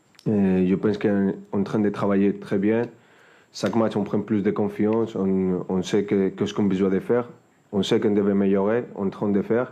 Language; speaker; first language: French; non-native, fluent; Spanish